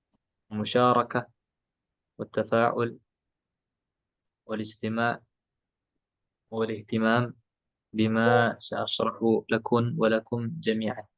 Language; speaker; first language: Arabic; non-native, fluent; Indonesian